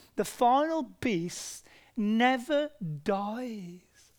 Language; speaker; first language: English; native; English